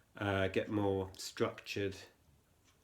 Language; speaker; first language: English; native; English